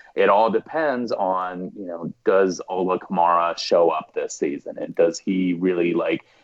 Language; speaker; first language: English; native; English